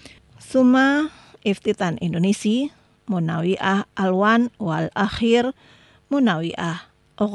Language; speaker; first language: Arabic; non-native, fluent; Indonesian